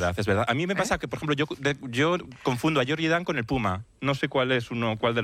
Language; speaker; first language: Spanish; native; Spanish